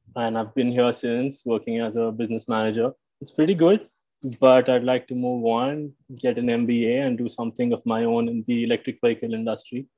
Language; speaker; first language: English; non-native, local second language; Hindi